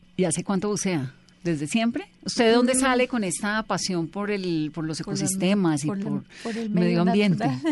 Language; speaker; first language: Spanish; native; Spanish